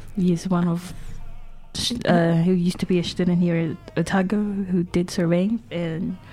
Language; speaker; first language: English; non-native, fluent; Tongan